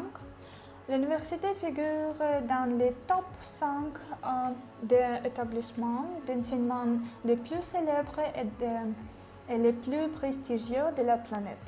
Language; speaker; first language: French; non-native, learner; Ukrainian